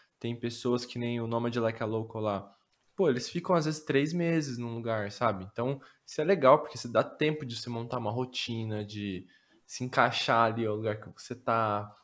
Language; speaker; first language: Portuguese; native; Portuguese